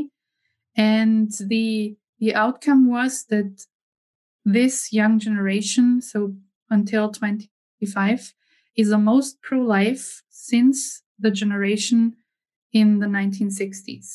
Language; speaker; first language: English; non-native, fluent; German